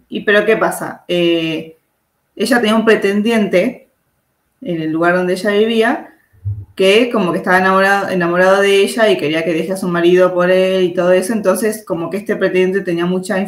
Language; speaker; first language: Spanish; native; Spanish